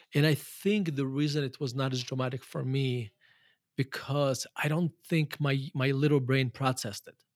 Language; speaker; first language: English; non-native, fluent; Russian